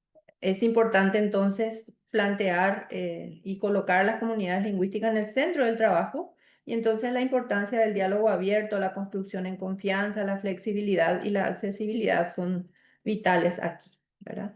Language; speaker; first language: Spanish; native; Spanish